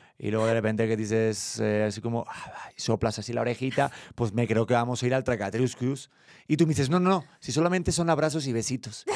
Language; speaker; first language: Spanish; native; Spanish